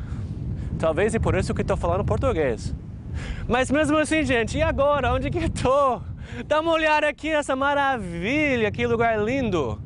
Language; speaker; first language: Portuguese; non-native, fluent; English